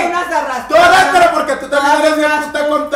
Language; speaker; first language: Spanish; native; Spanish